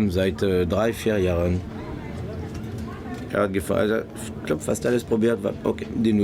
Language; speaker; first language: German; non-native, learner; French